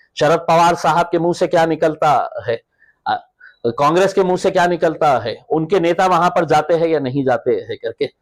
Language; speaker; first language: Hindi; native; Hindi